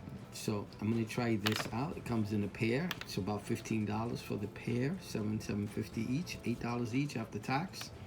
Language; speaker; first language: English; native; English